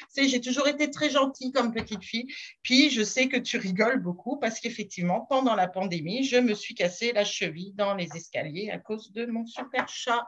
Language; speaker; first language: French; native; French